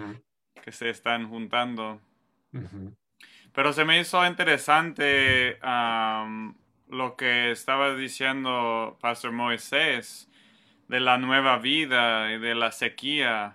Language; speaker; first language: Spanish; non-native, fluent; English